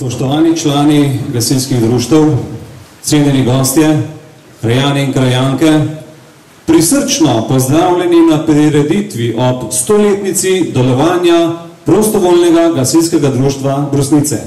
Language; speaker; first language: Slovenian; native; Slovenian